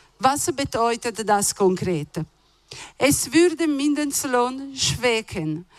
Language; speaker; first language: German; non-native, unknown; Italian